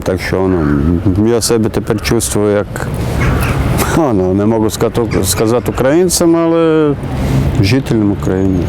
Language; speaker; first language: Ukrainian; non-native, learner; Croatian